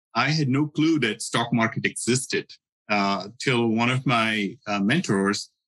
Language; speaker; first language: English; non-native, local second language; Hindi